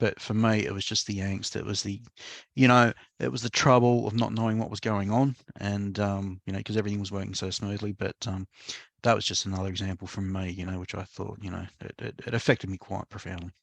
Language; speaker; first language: English; native; English